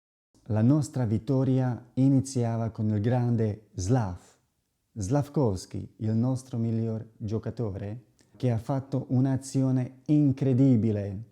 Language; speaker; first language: Italian; non-native, fluent; Slovak